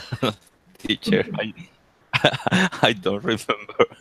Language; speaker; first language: English; non-native, learner; Spanish